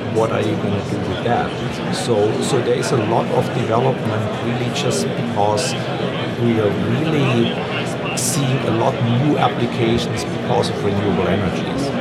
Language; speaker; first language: English; non-native, fluent; German